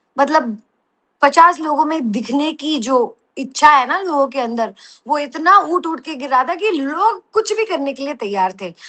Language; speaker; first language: Hindi; non-native, local second language; Telugu